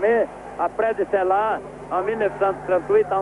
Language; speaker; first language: French; non-native, fluent; Portuguese